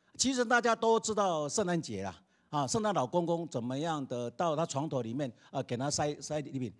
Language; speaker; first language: Chinese; native; Chinese